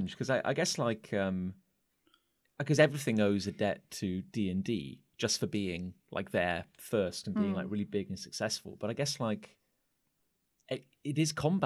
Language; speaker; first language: English; native; English